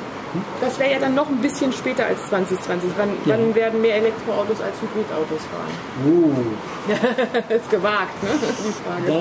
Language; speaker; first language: German; native; German